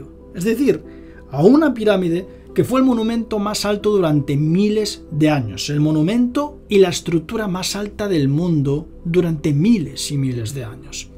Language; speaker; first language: Spanish; native; Spanish